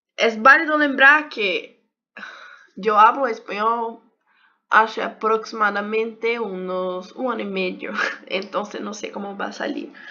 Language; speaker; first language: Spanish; non-native, learner; Portuguese